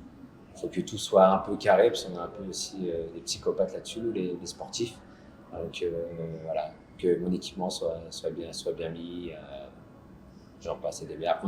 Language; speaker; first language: French; native; French